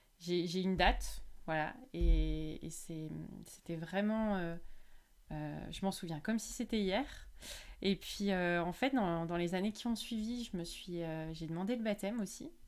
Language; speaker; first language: French; native; French